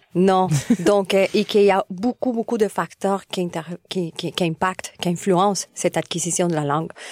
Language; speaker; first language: French; non-native, fluent; Spanish